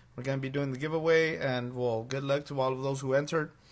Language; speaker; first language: English; early bilingual, other home language; Spanish